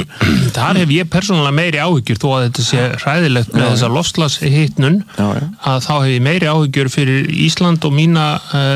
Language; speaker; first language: Icelandic; native; Icelandic